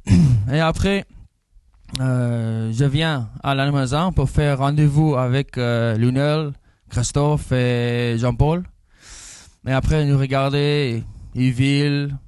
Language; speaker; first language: French; non-native, learner; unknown